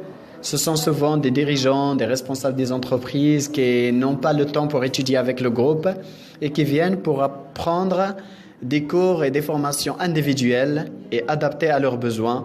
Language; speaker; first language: French; non-native, local second language; Arabic